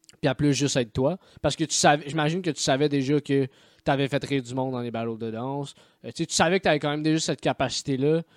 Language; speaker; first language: French; native; French